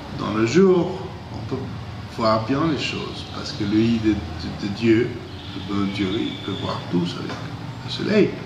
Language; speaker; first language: French; non-native, fluent; Spanish